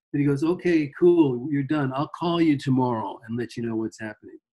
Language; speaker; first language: English; native; English